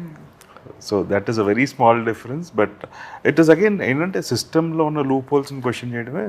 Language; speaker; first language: Telugu; native; Telugu